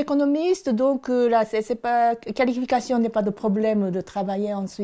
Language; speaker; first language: French; non-native, fluent; Japanese